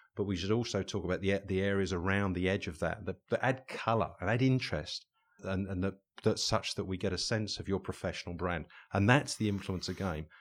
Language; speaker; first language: English; native; English